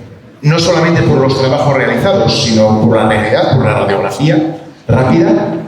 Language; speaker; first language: Spanish; native; Spanish